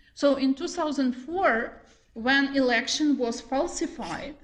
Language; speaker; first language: English; non-native, fluent; Ukrainian